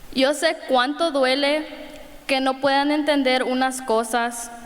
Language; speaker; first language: Spanish; early bilingual, other home language; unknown